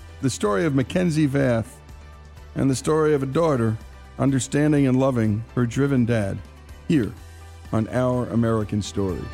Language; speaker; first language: English; native; English